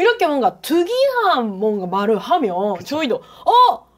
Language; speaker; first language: Korean; non-native, fluent; Japanese